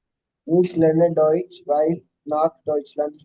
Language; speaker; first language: German; non-native, learner; Hindi